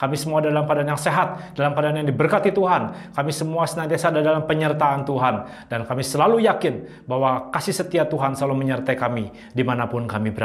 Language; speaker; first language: Indonesian; native; Indonesian